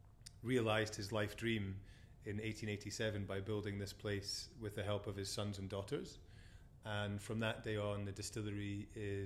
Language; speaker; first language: English; native; English